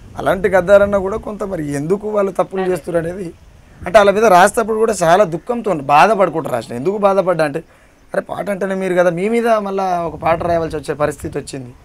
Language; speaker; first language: Telugu; native; Telugu